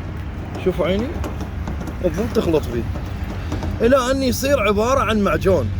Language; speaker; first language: Arabic; native; Arabic